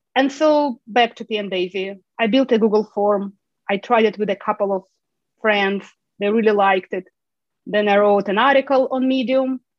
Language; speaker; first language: English; non-native, fluent; Ukrainian